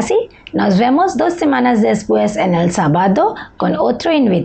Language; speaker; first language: Spanish; non-native, learner; Bangla